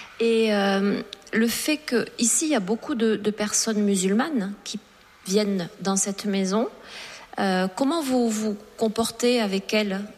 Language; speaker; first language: French; native; French